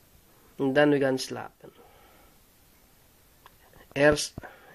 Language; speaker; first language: Dutch; non-native, learner; Filipino